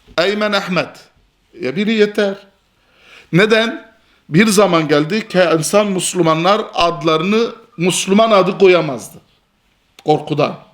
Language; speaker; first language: Turkish; non-native, fluent; Albanian